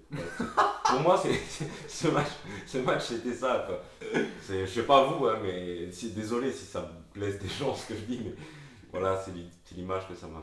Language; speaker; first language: French; native; French